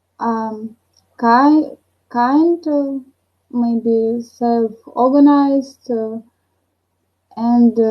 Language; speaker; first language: English; non-native, learner; Russian